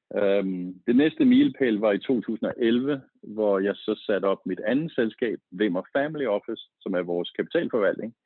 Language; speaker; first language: Danish; native; Danish